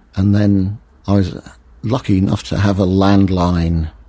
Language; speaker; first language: English; native; English